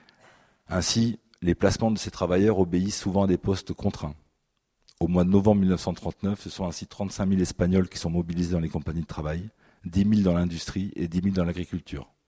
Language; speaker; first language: French; native; French